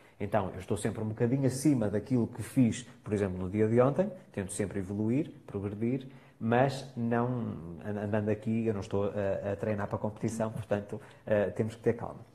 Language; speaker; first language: Portuguese; native; Portuguese